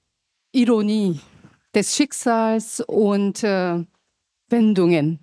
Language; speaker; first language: German; non-native, fluent; Korean